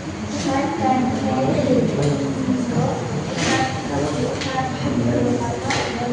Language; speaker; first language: English; non-native, learner; Indonesian